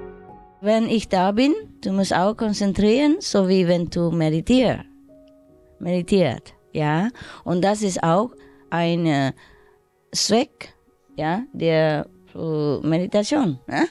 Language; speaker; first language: German; non-native, learner; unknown